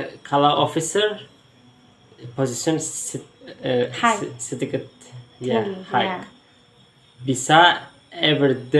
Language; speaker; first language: English; non-native, learner; Turkish